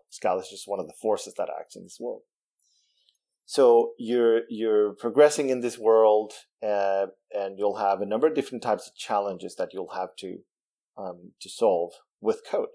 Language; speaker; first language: English; non-native, fluent; Spanish